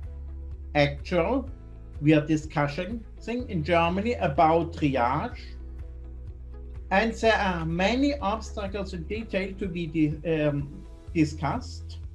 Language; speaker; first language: English; non-native, fluent; German